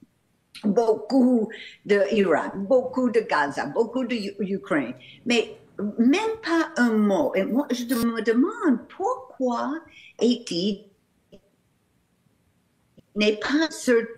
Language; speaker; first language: French; non-native, fluent; English